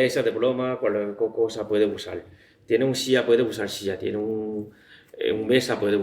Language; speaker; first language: Spanish; non-native, learner; Chinese